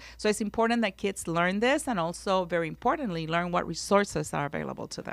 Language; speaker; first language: English; non-native, local second language; Spanish